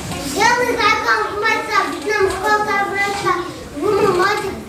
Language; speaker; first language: Russian; non-native, learner; Kyrgyz